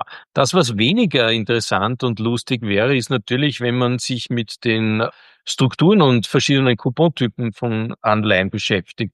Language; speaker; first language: German; native; German